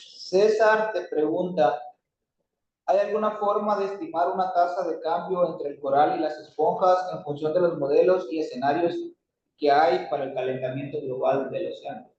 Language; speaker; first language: Spanish; native; Spanish